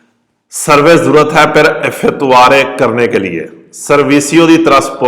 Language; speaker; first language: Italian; non-native, fluent; Urdu